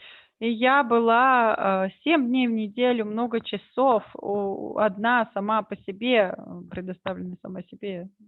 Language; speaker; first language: Russian; native; Russian